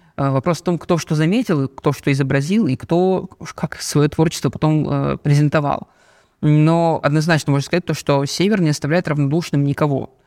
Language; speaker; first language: Russian; native; Russian